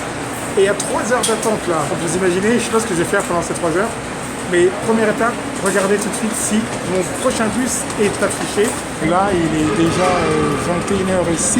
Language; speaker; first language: French; native; French